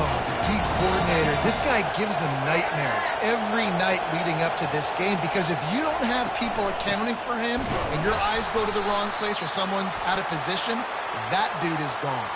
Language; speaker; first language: English; native; English